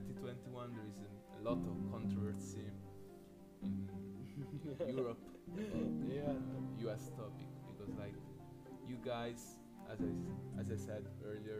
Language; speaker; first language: English; non-native, fluent; Italian